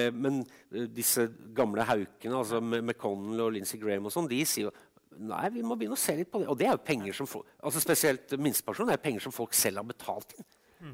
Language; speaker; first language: Norwegian; native; Norwegian